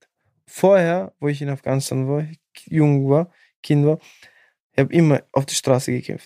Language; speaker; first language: German; non-native, fluent; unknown